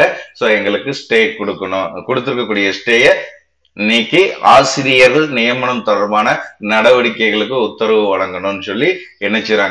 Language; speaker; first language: Tamil; native; Tamil